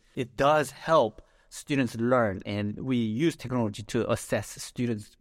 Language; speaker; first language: English; non-native, fluent; Korean